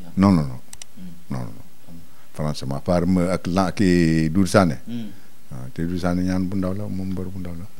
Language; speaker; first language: Wolof; non-native, local second language; Jola-Fonyi